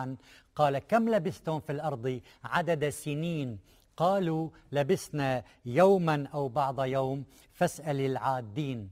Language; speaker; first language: Arabic; native; Arabic